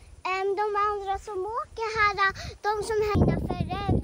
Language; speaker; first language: Swedish; early bilingual, other home language; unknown